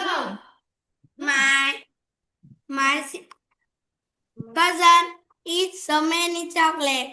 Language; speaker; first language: English; non-native, learner; Vietnamese